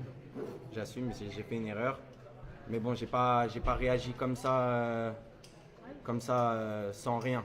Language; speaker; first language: French; early bilingual, other home language; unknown